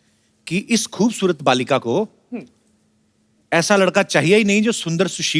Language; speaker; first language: Hindi; native; Hindi